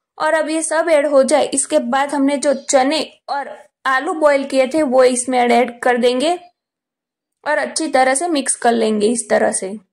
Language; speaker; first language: Hindi; non-native, local second language; Gujarati